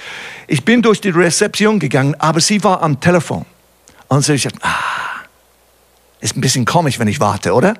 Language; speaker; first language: German; non-native, fluent; English